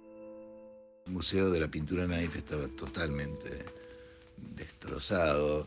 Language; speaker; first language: Spanish; native; Spanish